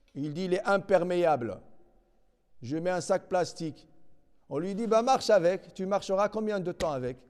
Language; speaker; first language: French; non-native, local second language; Arabic